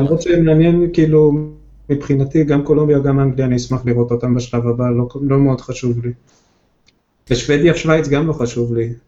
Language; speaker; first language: Hebrew; native; Hebrew